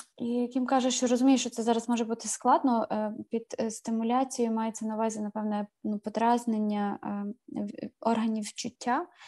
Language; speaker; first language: Ukrainian; native; Ukrainian